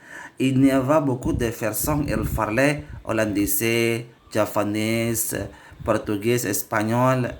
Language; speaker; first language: French; non-native, learner; Indonesian